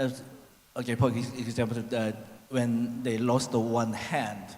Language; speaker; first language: English; non-native, learner; Korean